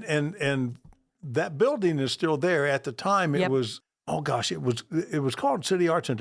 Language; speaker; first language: English; native; English